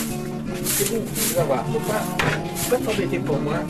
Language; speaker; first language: French; native; French